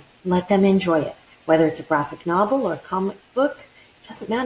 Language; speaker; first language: English; native; English